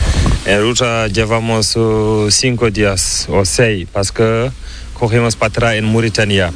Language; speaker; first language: Spanish; non-native, learner; Fula